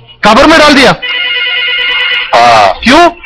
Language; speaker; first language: Hindi; non-native, local second language; Malayalam